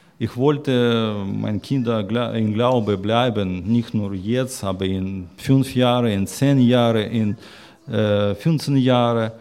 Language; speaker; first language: German; non-native, learner; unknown